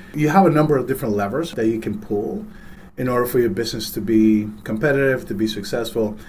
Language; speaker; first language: English; early bilingual, other home language; Spanish